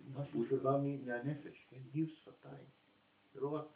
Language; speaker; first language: Hebrew; native; Hebrew